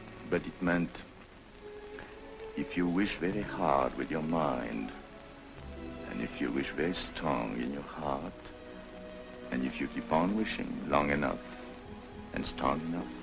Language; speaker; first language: English; non-native, fluent; French